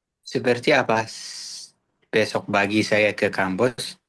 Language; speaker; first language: Indonesian; non-native, learner; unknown